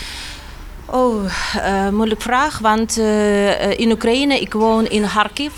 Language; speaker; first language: Dutch; non-native, learner; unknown